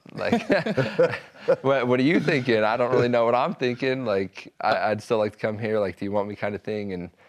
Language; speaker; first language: English; native; English